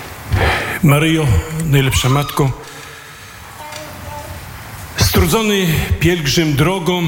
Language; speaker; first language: Polish; native; Polish